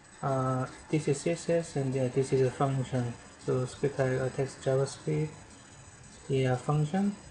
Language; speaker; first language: English; non-native, learner; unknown